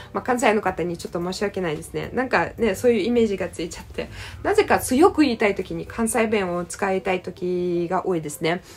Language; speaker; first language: Japanese; non-native, fluent; Russian